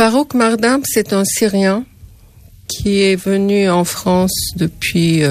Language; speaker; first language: French; non-native, fluent; Arabic